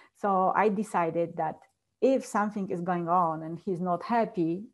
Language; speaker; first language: English; non-native, fluent; Polish